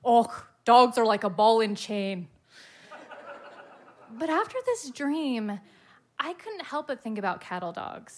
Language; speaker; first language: English; native; English